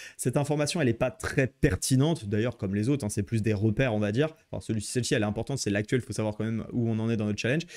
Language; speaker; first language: French; native; French